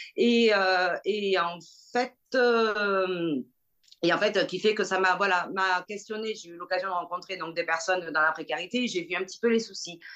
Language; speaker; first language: French; native; French